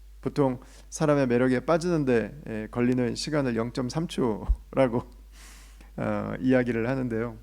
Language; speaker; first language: Korean; native; Korean